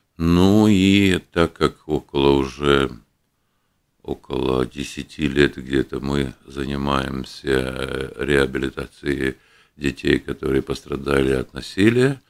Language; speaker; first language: Russian; non-native, local second language; Latvian